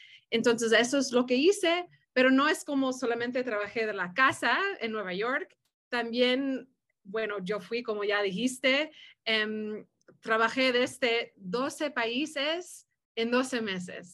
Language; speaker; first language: Spanish; early bilingual, heritage; Spanish